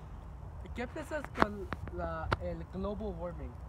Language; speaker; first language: Spanish; non-native, learner; English